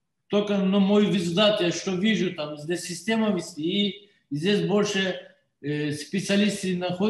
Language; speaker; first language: Russian; non-native, learner; Turkish